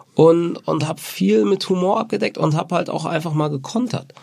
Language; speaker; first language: German; native; German